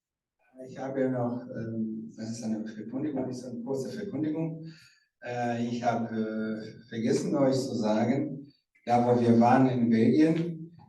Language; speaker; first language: German; non-native, learner; Rundi